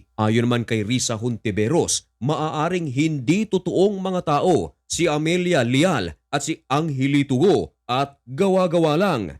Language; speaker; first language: Filipino; native; Filipino